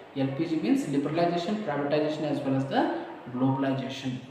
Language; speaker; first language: English; non-native, local second language; Kannada